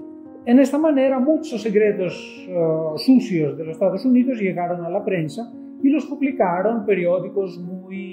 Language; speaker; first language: Spanish; non-native, fluent; Greek